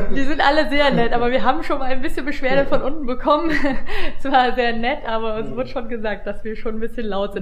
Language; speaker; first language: German; native; German